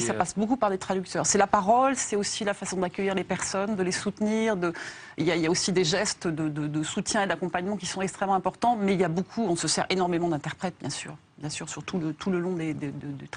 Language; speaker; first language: French; native; French